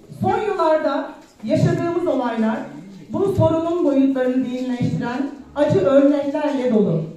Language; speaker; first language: Turkish; native; Turkish